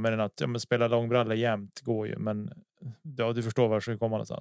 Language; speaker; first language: Swedish; native; Swedish